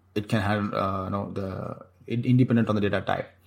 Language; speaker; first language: English; non-native, local second language; Tamil